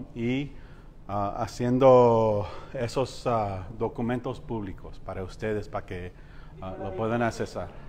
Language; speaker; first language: Spanish; early bilingual, heritage; Spanish